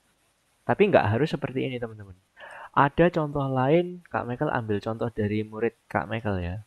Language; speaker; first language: Indonesian; native; Indonesian